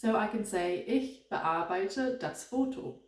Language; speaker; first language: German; non-native, fluent; English